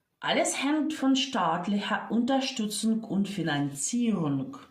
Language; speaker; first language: German; non-native, fluent; Ukrainian